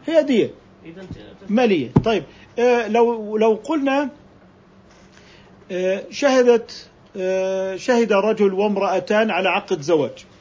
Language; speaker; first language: Arabic; native; Arabic